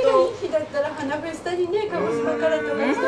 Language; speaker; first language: Japanese; native; Japanese